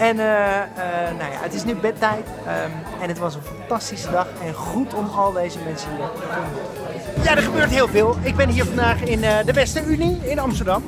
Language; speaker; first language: Dutch; native; Dutch